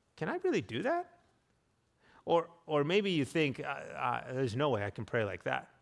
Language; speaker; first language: English; native; English